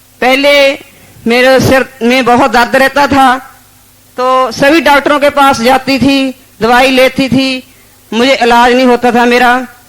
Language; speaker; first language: Hindi; non-native, local second language; Punjabi